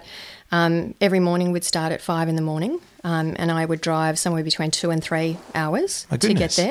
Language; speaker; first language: English; native; English